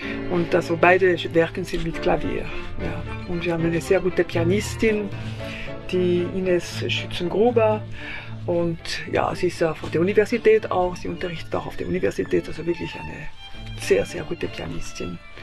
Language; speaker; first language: German; non-native, fluent; French